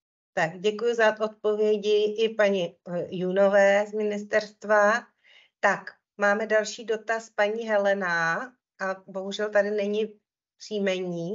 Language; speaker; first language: Czech; native; Czech